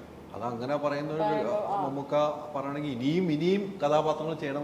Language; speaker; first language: Malayalam; native; Malayalam